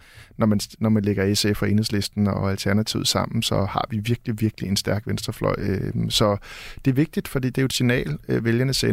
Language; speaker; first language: Danish; native; Danish